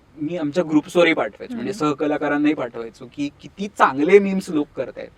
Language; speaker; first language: Marathi; native; Marathi